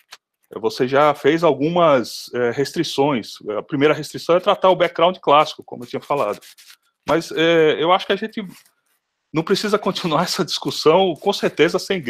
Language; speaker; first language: Portuguese; native; Portuguese